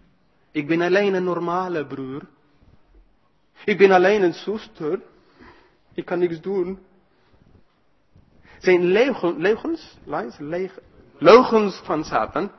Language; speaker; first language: Dutch; non-native, fluent; English